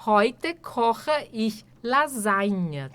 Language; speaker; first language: German; non-native, fluent; Portuguese